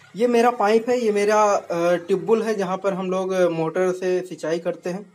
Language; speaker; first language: Hindi; native; Hindi